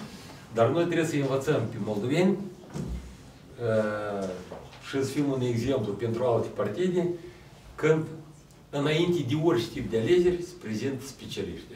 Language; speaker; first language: Romanian; non-native, local second language; Russian